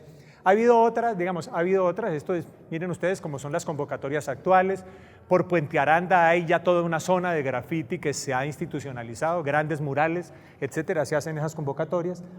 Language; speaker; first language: Spanish; native; Spanish